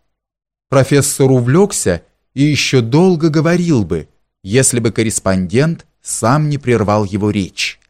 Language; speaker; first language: Russian; native; Russian